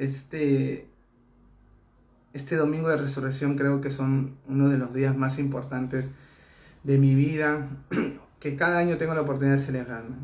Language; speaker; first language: Spanish; native; Spanish